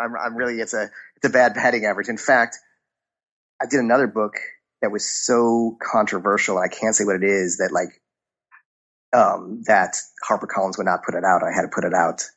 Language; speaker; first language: English; native; English